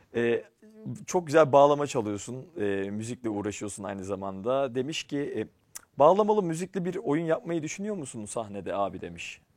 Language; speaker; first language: Turkish; native; Turkish